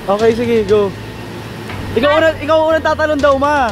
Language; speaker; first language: Filipino; native; Filipino